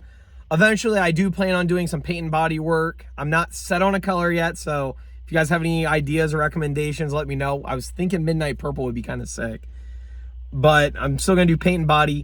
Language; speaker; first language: English; native; English